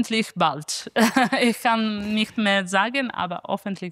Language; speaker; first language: German; non-native, fluent; Italian